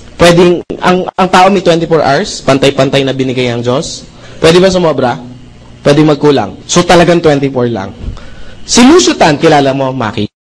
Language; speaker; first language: Filipino; non-native, local second language; Cebuano